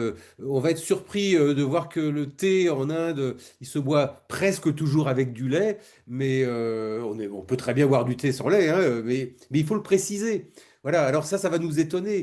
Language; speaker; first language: French; native; French